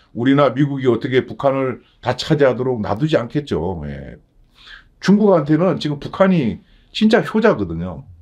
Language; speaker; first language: Korean; native; Korean